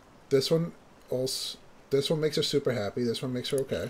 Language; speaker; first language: English; native; English